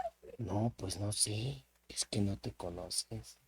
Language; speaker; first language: Spanish; native; Spanish